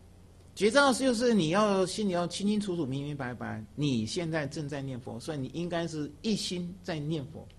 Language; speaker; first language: Chinese; native; Chinese